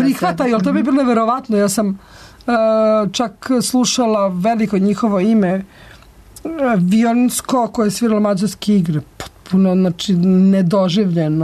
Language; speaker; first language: Serbian; native; Serbian